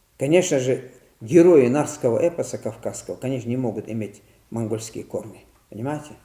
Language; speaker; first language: Russian; non-native, local second language; Ingush